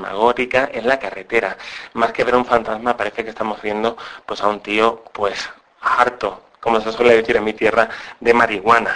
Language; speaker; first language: Spanish; native; Spanish